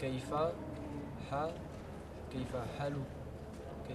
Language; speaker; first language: Arabic; non-native, learner; French